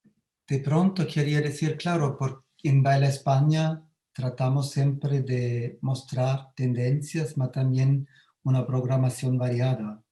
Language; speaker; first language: Spanish; non-native, fluent; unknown